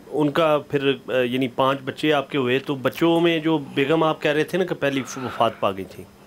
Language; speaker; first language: Urdu; non-native, local second language; Punjabi